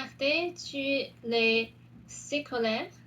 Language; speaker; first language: French; non-native, learner; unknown